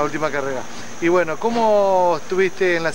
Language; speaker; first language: Spanish; native; Spanish